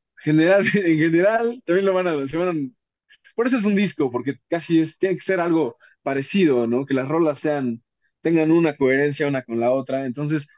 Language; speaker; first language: Spanish; native; Spanish